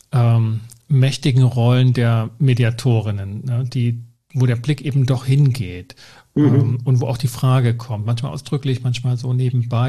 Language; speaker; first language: German; native; German